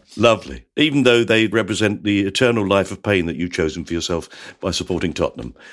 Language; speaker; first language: English; native; English